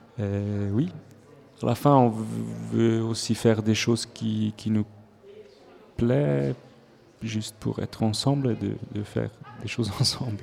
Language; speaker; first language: French; non-native, local second language; Swiss German